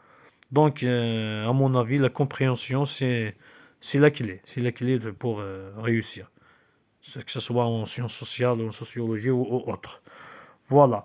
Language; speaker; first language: French; non-native, local second language; Kabyle